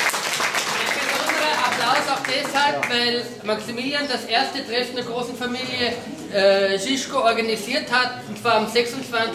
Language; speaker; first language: German; non-native, fluent; Slovenian